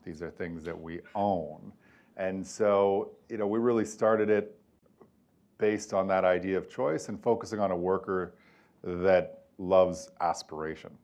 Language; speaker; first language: English; native; English